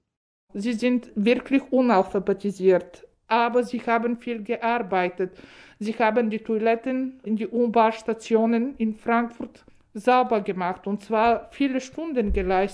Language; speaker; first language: German; non-native, fluent; Bulgarian